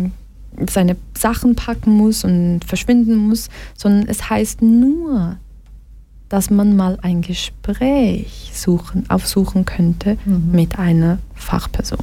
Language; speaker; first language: German; early bilingual, other home language; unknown